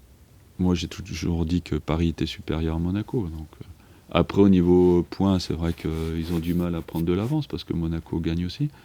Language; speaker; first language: French; native; French